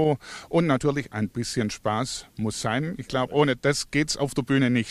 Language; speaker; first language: German; native; German